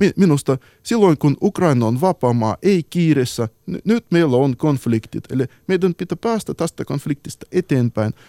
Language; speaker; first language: Finnish; non-native, fluent; Ukrainian